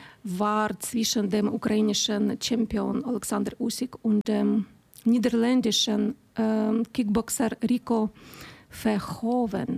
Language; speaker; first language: German; non-native, fluent; Ukrainian